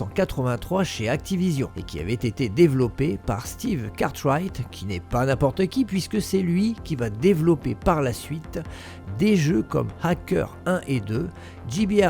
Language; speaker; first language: French; native; French